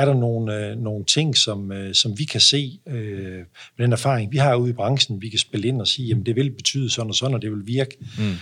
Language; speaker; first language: Danish; native; Danish